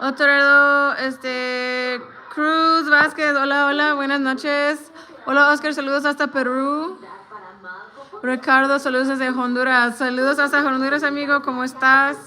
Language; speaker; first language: Spanish; non-native, learner; English